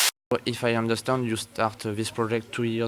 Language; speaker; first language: English; non-native, learner; French